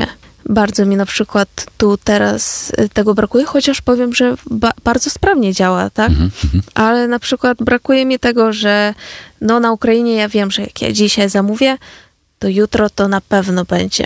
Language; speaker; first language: Polish; non-native, fluent; Ukrainian